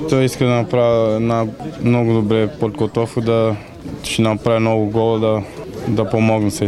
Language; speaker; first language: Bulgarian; non-native, learner; Portuguese